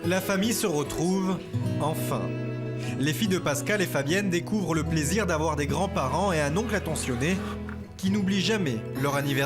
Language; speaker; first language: French; native; French